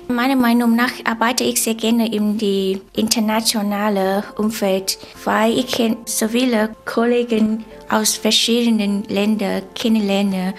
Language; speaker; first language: German; non-native, learner; Vietnamese